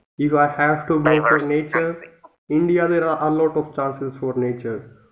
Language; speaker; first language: English; non-native, local second language; Hindi